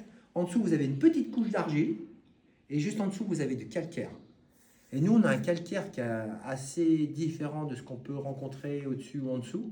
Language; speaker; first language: French; native; French